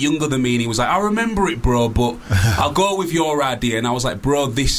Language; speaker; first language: English; native; English